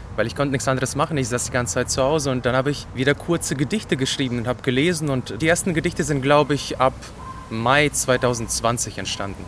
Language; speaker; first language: German; non-native, fluent; Russian